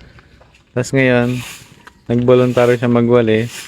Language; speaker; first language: Filipino; native; Filipino